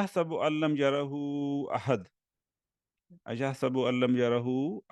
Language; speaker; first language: Arabic; non-native, fluent; Urdu